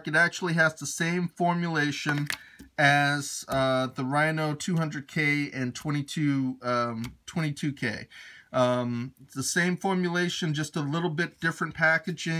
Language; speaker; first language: English; native; English